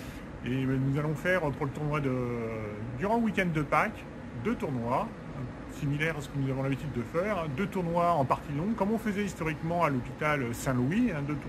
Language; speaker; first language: French; native; French